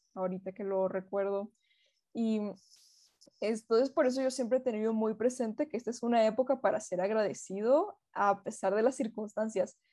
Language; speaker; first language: Spanish; native; Spanish